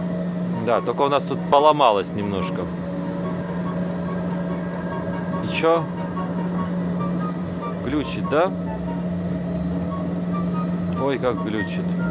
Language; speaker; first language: Russian; native; Russian